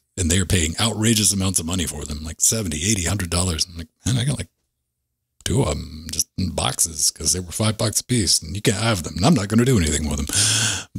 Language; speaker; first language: English; native; English